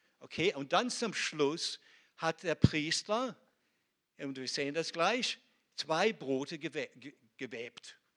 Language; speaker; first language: German; non-native, fluent; Hebrew